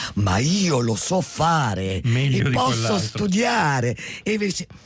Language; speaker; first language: Italian; native; Italian